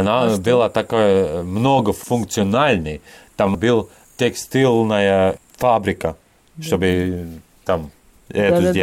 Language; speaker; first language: Russian; non-native, learner; Latvian